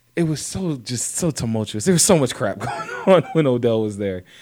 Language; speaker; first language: English; native; English